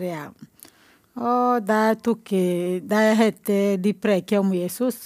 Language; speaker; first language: Norwegian; non-native, learner; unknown